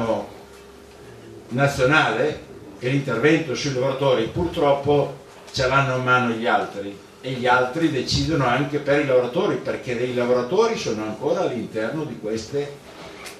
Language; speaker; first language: Italian; native; Italian